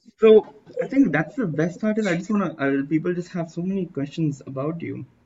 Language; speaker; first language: English; early bilingual, other home language; Hindi